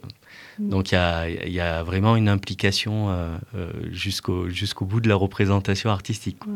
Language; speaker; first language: French; native; French